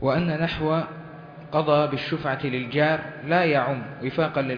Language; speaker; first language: Arabic; native; Arabic